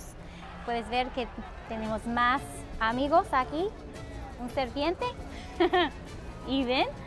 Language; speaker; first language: Spanish; non-native, fluent; English